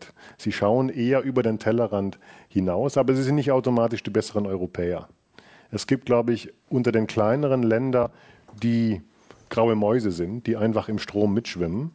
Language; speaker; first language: German; native; German